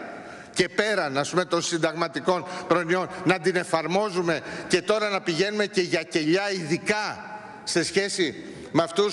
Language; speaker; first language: Greek; native; Greek